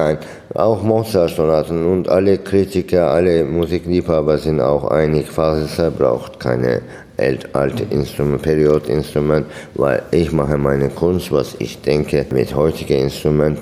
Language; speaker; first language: German; non-native, fluent; Turkish